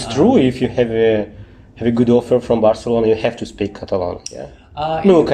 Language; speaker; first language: English; non-native, learner; Russian